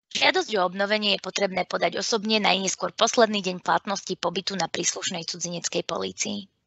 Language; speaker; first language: Slovak; native; Slovak